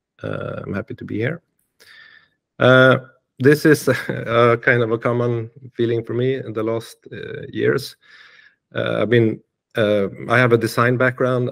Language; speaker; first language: English; non-native, fluent; Swedish